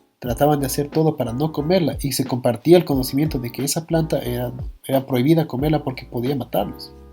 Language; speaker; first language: Spanish; native; Spanish